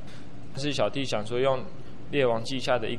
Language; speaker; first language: Chinese; native; Chinese